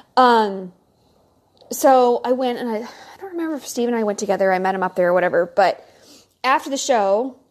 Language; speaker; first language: English; native; English